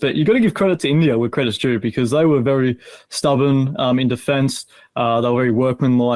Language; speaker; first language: English; native; English